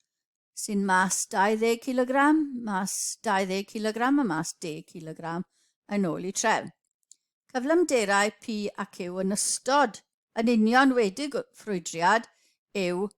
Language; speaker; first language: Welsh; native; Welsh